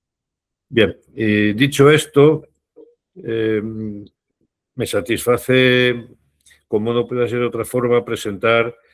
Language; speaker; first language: Spanish; native; Spanish